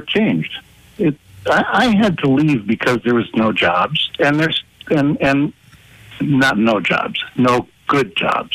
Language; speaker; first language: English; native; English